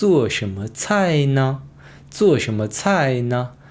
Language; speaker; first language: Chinese; non-native, fluent; Korean